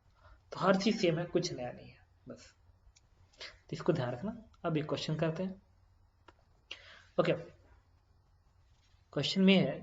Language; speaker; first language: Hindi; native; Hindi